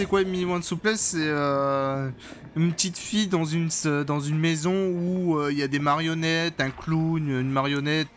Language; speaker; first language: French; native; French